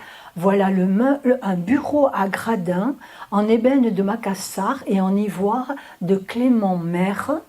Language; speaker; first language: French; native; French